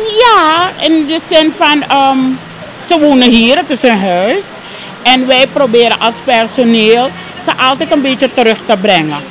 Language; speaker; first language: Dutch; native; Dutch